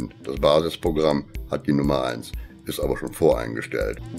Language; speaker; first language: German; native; German